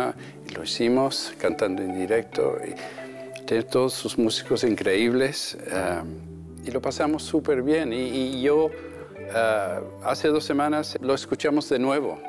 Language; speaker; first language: Spanish; non-native, fluent; English